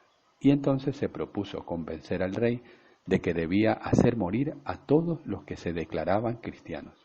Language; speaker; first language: Spanish; native; Spanish